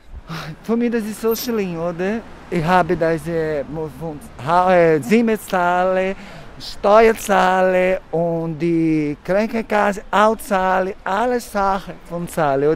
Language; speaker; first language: German; non-native, learner; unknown